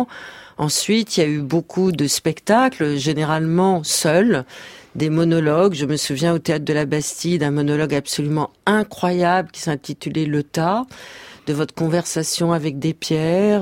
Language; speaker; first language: French; native; French